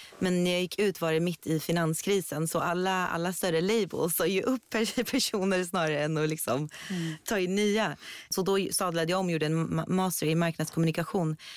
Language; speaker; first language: Swedish; early bilingual, other home language; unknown